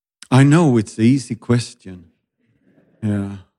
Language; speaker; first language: English; non-native, fluent; Swedish